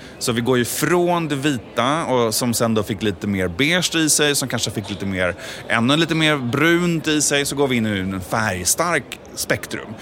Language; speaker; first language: Swedish; native; Swedish